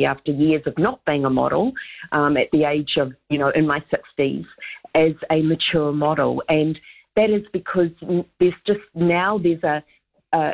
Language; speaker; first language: English; native; English